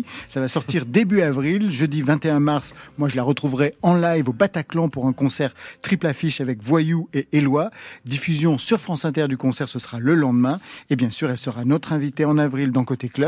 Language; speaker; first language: French; native; French